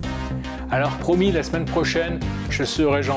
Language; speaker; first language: French; native; French